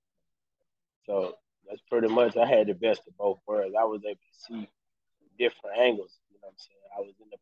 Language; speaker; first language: English; native; English